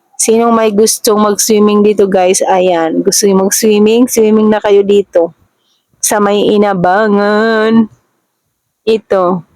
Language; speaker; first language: Filipino; non-native, local second language; Cebuano